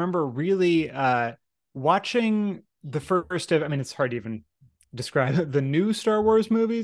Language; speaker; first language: English; native; English